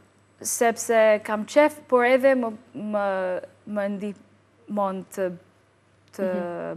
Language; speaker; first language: Albanian; non-native, learner; English